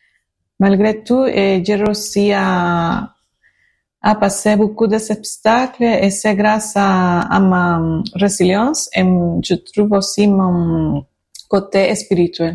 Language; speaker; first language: French; non-native, learner; Spanish